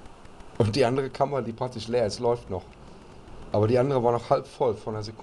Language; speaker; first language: German; native; German